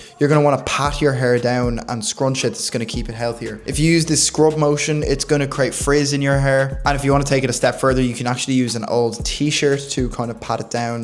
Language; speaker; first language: English; native; English